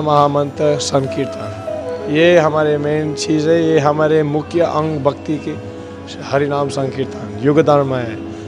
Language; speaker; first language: Hindi; non-native, learner; English